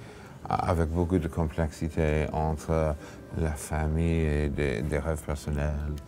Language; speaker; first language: French; non-native, fluent; English